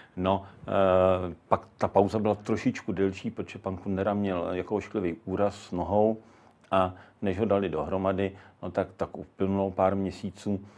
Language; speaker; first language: Czech; native; Czech